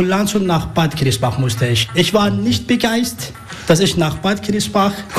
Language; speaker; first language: German; non-native, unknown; Arabic